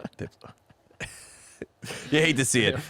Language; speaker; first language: English; native; English